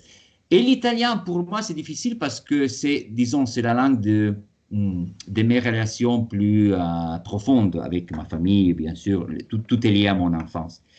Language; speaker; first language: French; non-native, fluent; Italian